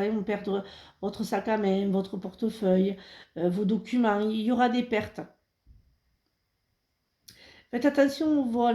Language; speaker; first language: French; native; French